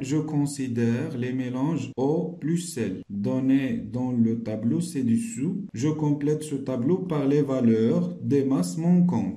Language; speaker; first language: French; non-native, local second language; Arabic